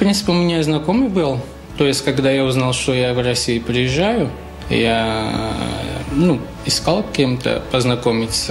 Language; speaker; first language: Russian; non-native, fluent; Portuguese